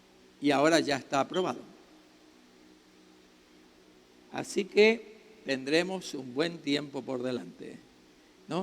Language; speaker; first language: Spanish; native; Spanish